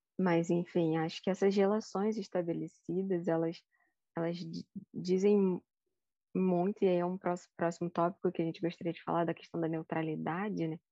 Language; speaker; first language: Portuguese; native; Portuguese